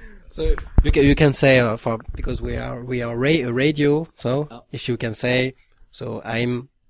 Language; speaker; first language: English; non-native, learner; French